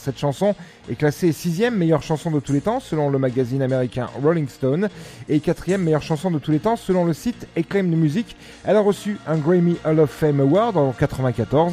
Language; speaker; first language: French; native; French